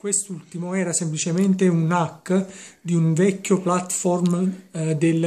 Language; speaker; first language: Italian; native; Italian